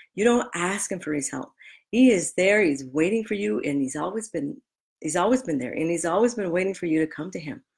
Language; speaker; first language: English; native; English